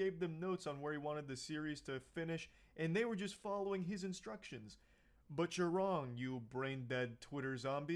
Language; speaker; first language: English; native; English